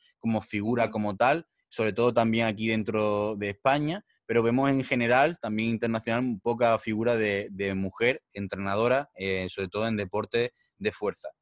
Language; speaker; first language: Spanish; native; Spanish